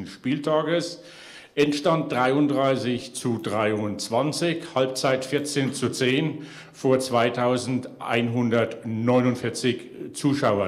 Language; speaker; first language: German; native; German